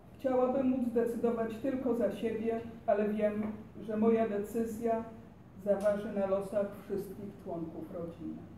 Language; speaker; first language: Polish; native; Polish